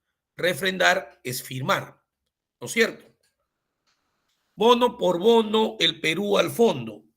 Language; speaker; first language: Spanish; native; Spanish